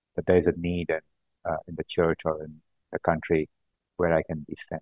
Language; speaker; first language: English; non-native, local second language; Konkani